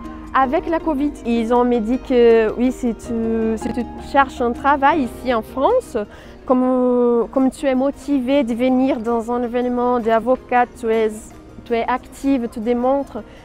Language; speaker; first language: French; non-native, fluent; Portuguese